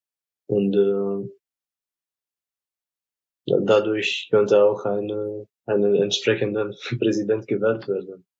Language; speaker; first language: German; non-native, fluent; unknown